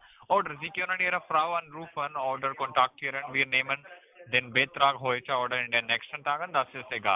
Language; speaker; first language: German; non-native, learner; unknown